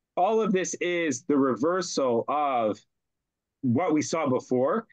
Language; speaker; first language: English; native; English